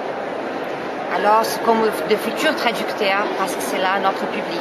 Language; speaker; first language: French; non-native, fluent; Portuguese